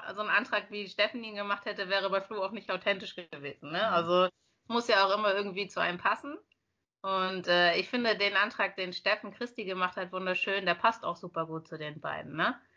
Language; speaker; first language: German; native; German